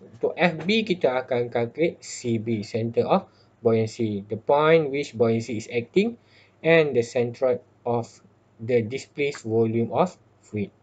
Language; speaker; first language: English; non-native, local second language; Malay